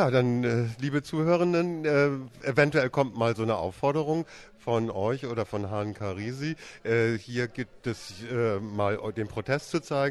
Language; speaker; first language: German; native; German